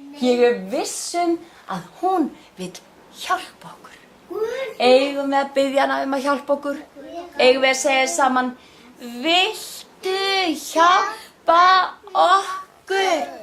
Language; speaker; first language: Icelandic; non-native, fluent; Danish